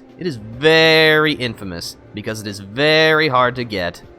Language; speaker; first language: English; native; English